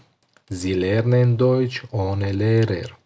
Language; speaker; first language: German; non-native, learner; Tajik